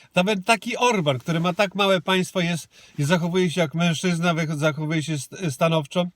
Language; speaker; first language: Polish; native; Polish